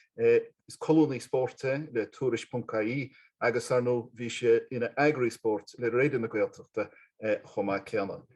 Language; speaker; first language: Irish; native; Irish